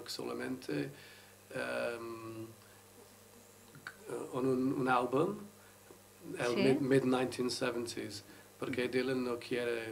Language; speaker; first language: Spanish; non-native, learner; English